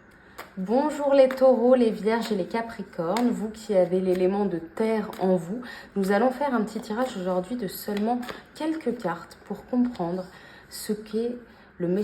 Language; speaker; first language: French; native; French